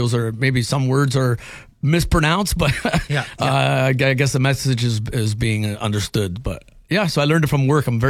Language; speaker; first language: English; native; English